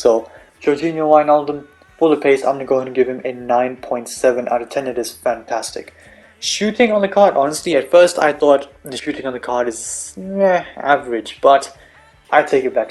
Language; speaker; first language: English; native; English